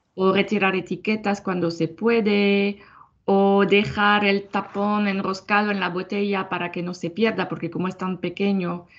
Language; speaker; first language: Spanish; non-native, fluent; French